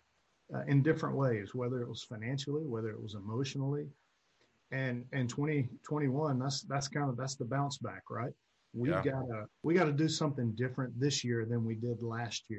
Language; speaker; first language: English; native; English